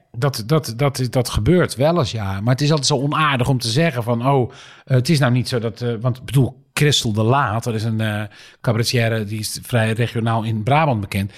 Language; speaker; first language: Dutch; native; Dutch